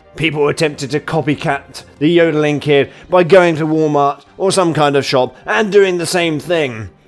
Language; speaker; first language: English; native; English